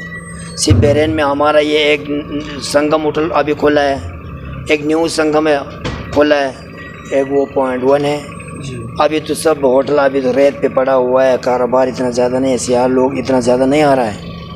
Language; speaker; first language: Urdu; non-native, local second language; Pashto